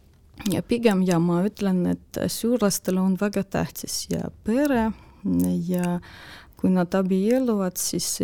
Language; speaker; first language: Estonian; non-native, local second language; Russian